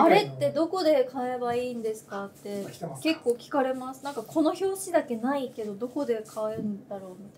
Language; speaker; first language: Japanese; native; Japanese